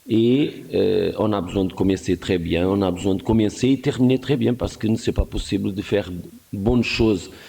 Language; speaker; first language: French; non-native, fluent; Portuguese